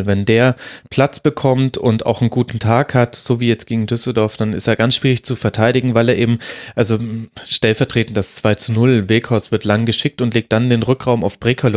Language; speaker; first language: German; native; German